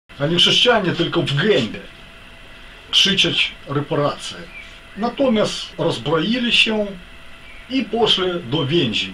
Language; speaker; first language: Polish; non-native, fluent; Ukrainian